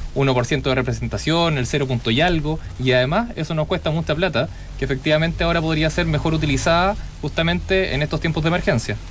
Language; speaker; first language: Spanish; native; Spanish